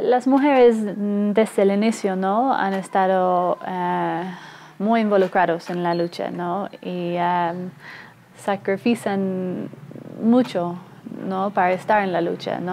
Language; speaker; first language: Spanish; non-native, fluent; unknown